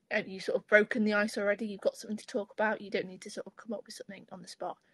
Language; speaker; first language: English; native; English